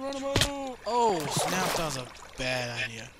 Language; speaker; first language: English; native; English